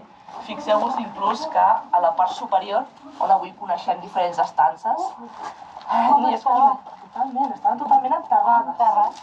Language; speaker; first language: Catalan; native; Catalan